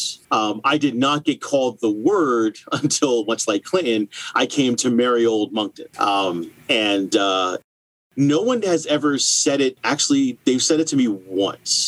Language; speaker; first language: English; native; English